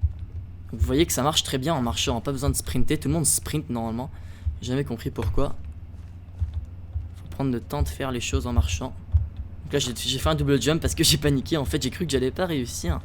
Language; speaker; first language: French; native; French